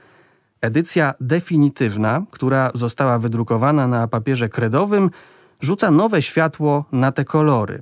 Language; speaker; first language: Polish; native; Polish